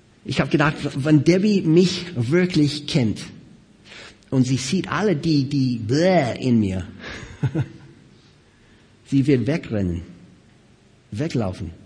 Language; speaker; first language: German; non-native, fluent; English